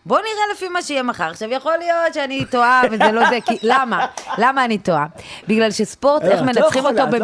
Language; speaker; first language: Hebrew; native; Hebrew